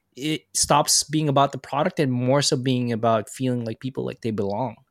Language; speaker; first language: English; non-native, local second language; Filipino